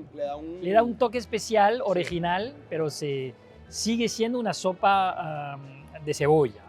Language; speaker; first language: Spanish; non-native, fluent; French